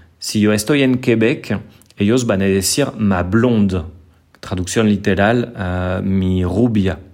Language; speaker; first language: Spanish; non-native, fluent; French